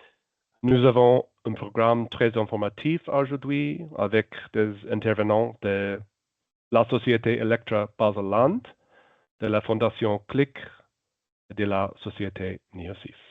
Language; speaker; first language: French; non-native, local second language; German